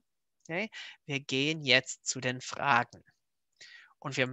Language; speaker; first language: German; non-native, fluent; English